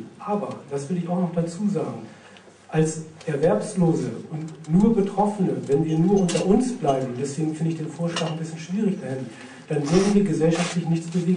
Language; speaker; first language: German; native; German